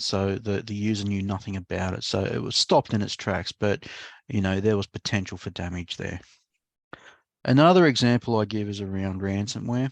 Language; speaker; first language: English; native; English